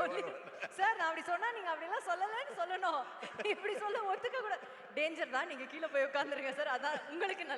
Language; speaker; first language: Tamil; native; Tamil